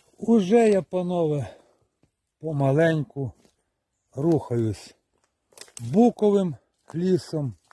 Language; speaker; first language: Ukrainian; native; Ukrainian